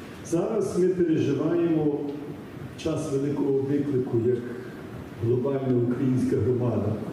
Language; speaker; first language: Ukrainian; early bilingual, heritage; Ukrainian